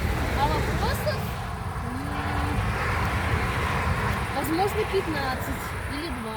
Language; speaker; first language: Russian; early bilingual, other home language; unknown